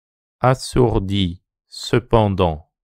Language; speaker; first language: French; non-native, fluent; Japanese